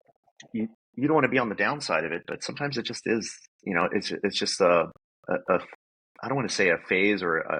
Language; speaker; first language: English; native; English